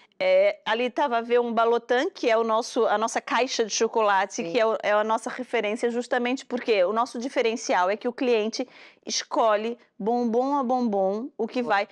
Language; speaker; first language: Portuguese; native; Portuguese